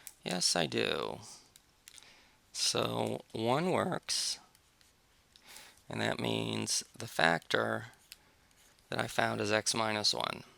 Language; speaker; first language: English; native; English